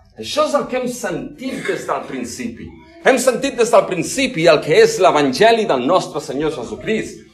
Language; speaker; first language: Catalan; non-native, local second language; Spanish